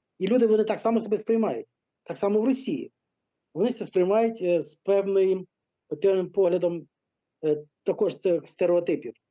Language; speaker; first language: Ukrainian; non-native, local second language; Russian